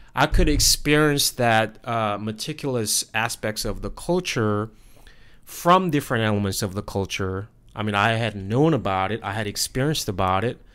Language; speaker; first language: English; non-native, fluent; Korean